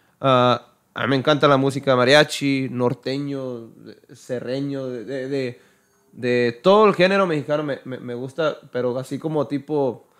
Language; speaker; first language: Spanish; early bilingual, heritage; Spanish